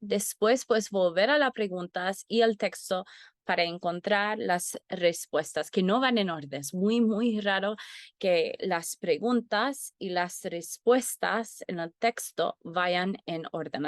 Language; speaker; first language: Spanish; non-native, fluent; English